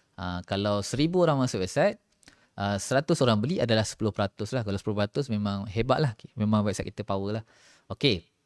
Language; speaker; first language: Malay; native; Malay